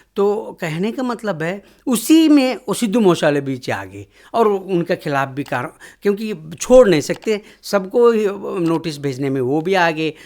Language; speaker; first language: Hindi; non-native, local second language; Kannada